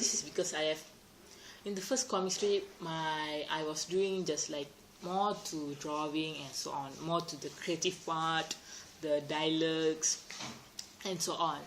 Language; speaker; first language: English; non-native, local second language; Malay